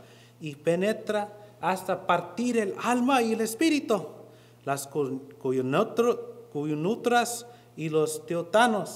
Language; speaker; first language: Spanish; non-native, learner; English